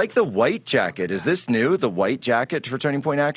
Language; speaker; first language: English; native; English